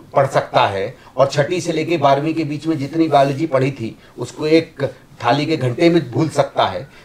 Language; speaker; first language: Hindi; native; Hindi